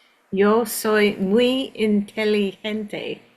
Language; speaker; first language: Spanish; non-native, learner; English